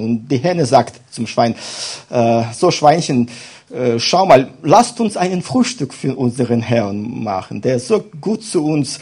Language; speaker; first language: German; non-native, fluent; Russian